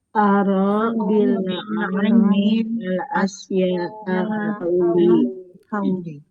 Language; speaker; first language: Arabic; non-native, learner; Indonesian